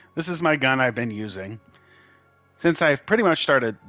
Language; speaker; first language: English; native; English